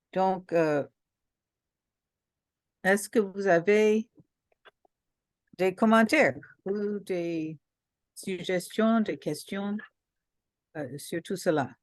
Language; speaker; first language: French; non-native, local second language; Haitian Creole